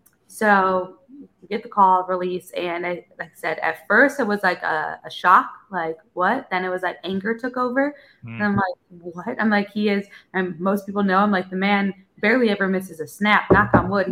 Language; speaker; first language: English; native; English